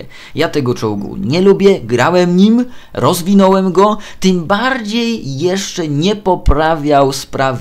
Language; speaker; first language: Polish; native; Polish